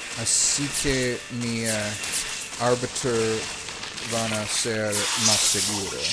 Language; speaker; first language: Spanish; non-native, learner; English